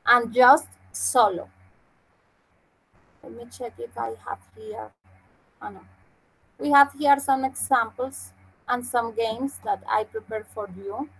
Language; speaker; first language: English; non-native, fluent; Spanish